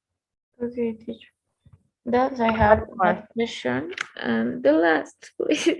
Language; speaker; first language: English; non-native, learner; Spanish